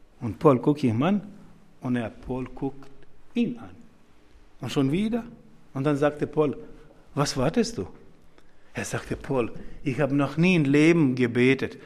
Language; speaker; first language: German; non-native, fluent; Serbian